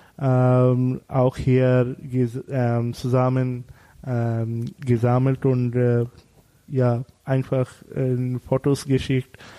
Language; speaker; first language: German; non-native, learner; Bangla